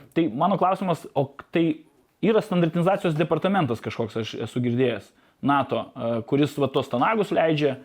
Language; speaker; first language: Lithuanian; native; Lithuanian